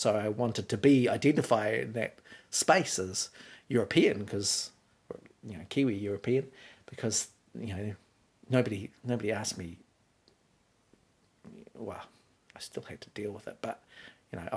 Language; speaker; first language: English; native; English